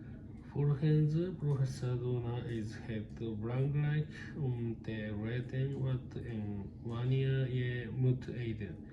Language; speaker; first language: Dutch; non-native, learner; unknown